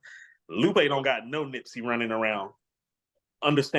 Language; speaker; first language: English; native; English